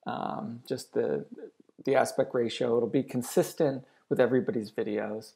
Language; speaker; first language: English; native; English